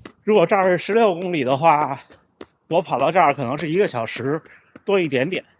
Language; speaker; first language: Chinese; native; Chinese